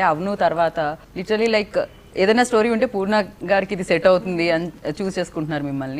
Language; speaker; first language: Telugu; native; Telugu